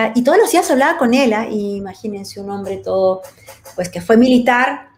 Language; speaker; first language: Spanish; native; Spanish